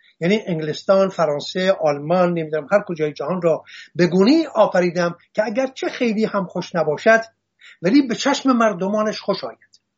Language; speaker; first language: Persian; non-native, local second language; Assyrian Neo-Aramaic